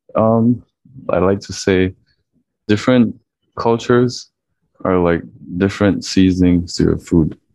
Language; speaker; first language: English; early bilingual, other home language; Chinese